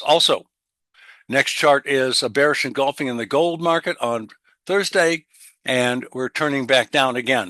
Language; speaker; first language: English; native; English